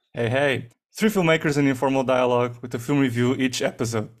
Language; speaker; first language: English; non-native, fluent; Portuguese